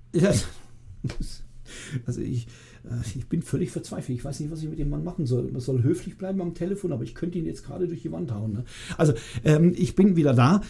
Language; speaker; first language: German; native; German